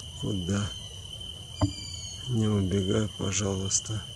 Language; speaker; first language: Russian; native; Russian